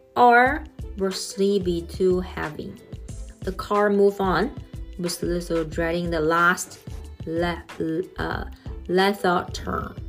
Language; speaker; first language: English; non-native, fluent; Chinese